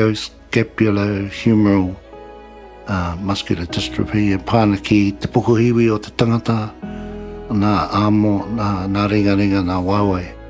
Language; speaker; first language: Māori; non-native, local second language; English